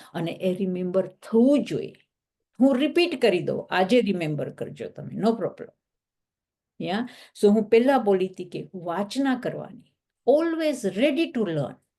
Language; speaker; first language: Gujarati; early bilingual, heritage; Gujarati